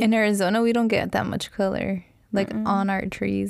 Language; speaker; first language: English; early bilingual, other home language; Spanish